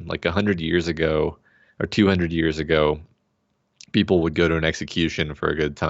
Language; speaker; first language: English; native; English